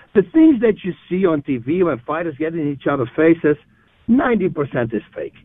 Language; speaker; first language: English; non-native, fluent; Dutch